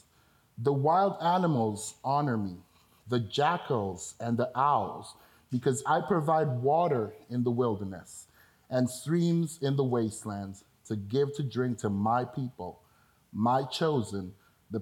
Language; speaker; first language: English; non-native, local second language; Spanish